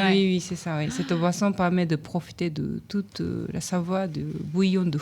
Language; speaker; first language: French; non-native, learner; Japanese